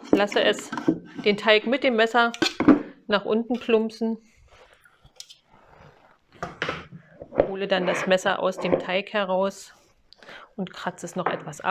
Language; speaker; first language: German; native; German